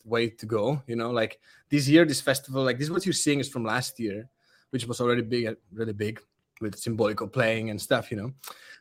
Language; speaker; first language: English; non-native, fluent; Czech